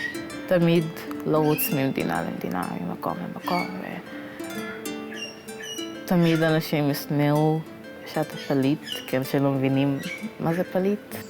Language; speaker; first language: Hebrew; early bilingual, other home language; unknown